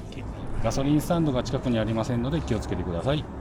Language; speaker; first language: Japanese; native; Japanese